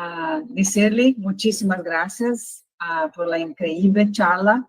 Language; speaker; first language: Spanish; non-native, fluent; Portuguese